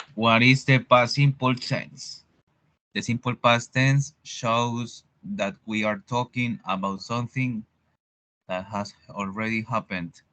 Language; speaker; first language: English; non-native, learner; Spanish